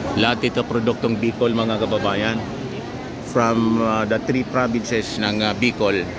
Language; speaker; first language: Filipino; non-native, local second language; Bikol